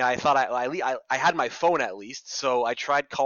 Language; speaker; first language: English; native; English